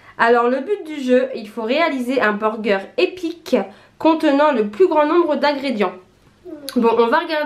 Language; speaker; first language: French; native; French